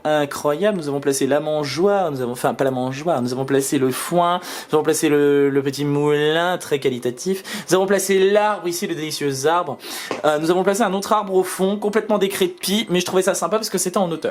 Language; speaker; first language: French; native; French